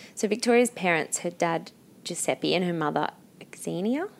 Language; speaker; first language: English; native; English